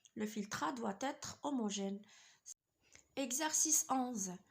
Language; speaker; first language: French; non-native, local second language; Arabic